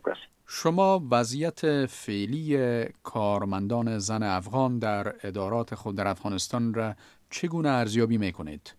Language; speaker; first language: Persian; native; Persian